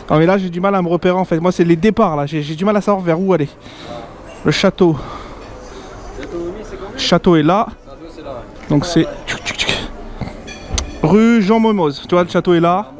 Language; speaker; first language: French; native; French